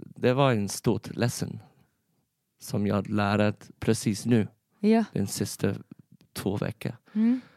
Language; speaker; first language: Swedish; non-native, learner; English